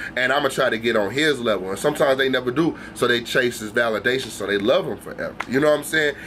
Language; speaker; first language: English; native; English